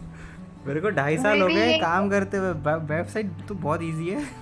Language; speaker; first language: Hindi; native; Hindi